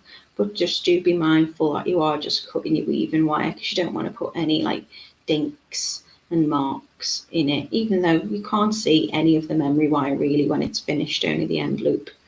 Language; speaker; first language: English; native; English